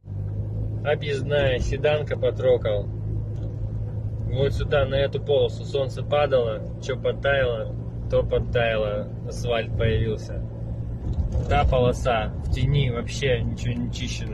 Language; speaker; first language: Russian; native; Russian